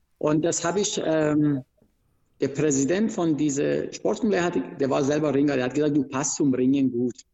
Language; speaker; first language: German; non-native, fluent; Persian